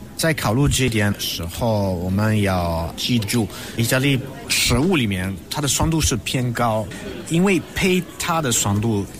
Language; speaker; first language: Chinese; non-native, fluent; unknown